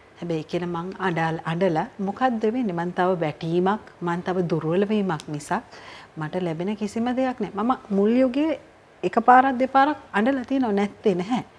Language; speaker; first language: Sinhala; native; Sinhala